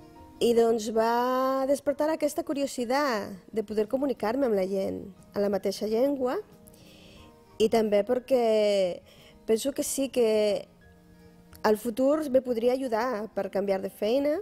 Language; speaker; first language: Catalan; non-native, fluent; Spanish